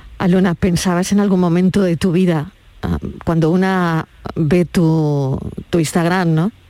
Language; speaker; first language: Spanish; native; Spanish